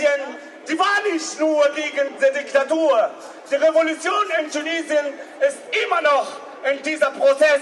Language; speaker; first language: German; non-native, learner; Arabic